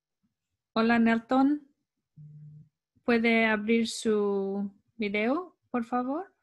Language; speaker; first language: Spanish; non-native, fluent; English